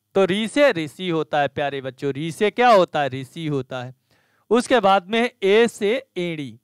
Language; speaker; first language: Hindi; native; Hindi